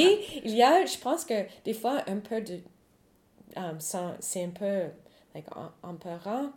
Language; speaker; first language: French; non-native, fluent; English